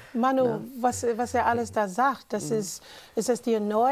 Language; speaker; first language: German; non-native, fluent; English